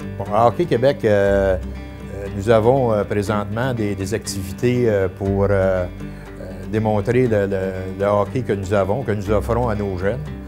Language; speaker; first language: French; native; French